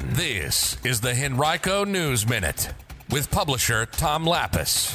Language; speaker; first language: English; native; English